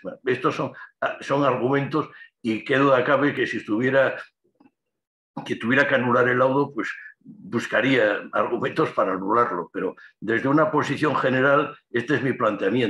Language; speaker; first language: Spanish; native; Spanish